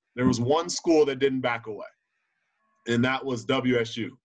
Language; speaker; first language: English; native; English